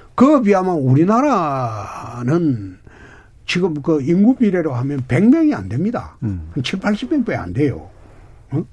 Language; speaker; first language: Korean; native; Korean